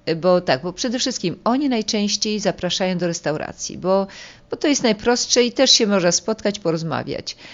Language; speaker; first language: Polish; native; Polish